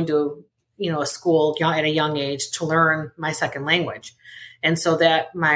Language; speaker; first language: English; early bilingual, other home language; Spanish